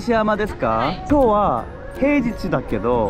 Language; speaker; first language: Japanese; non-native, learner; Korean